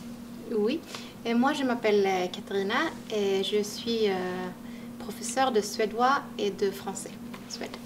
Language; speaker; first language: French; non-native, fluent; Swedish